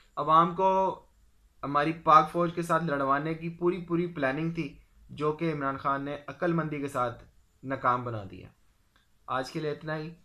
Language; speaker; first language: Urdu; non-native, local second language; Punjabi